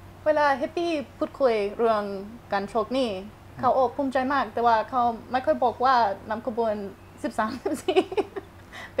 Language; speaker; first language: Thai; non-native, fluent; English